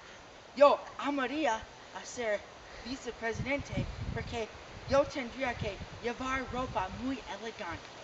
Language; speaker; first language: Spanish; non-native, learner; English